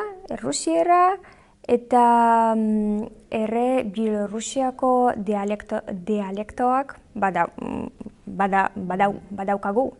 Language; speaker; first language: Basque; non-native, learner; Belarusian